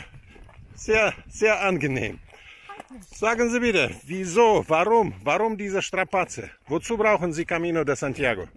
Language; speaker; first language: German; non-native, fluent; Russian